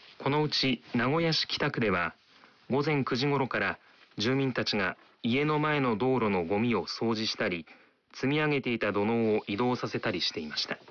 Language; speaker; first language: Japanese; native; Japanese